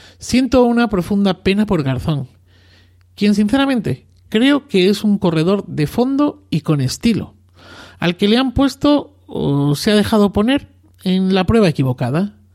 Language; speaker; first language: Spanish; native; Spanish